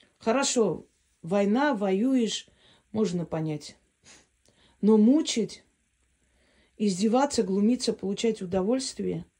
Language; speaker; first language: Russian; non-native, local second language; Armenian